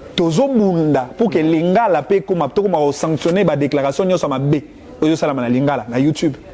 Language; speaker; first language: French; non-native, local second language; Lingala